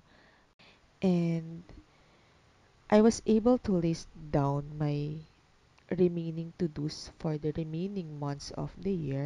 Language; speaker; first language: English; non-native, local second language; Filipino